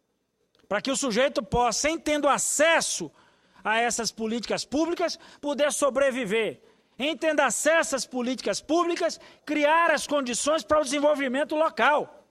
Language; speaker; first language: Portuguese; native; Portuguese